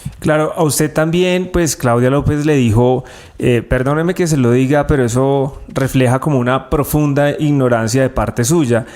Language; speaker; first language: Spanish; native; Spanish